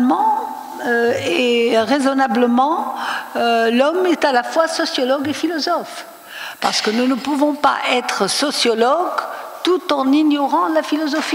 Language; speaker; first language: French; non-native, local second language; Arabic